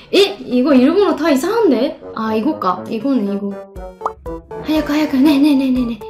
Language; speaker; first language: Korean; non-native, fluent; Japanese